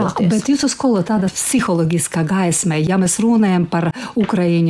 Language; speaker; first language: Latvian; non-native, learner; Ukrainian